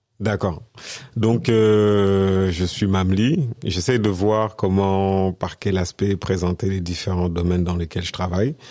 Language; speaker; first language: French; early bilingual, other home language; Wolof